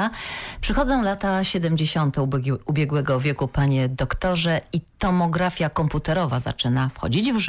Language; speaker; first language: Polish; native; Polish